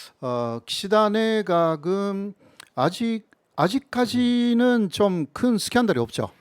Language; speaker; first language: Korean; non-native, fluent; Japanese